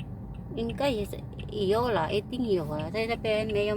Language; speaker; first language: Chinese; non-native, learner; Filipino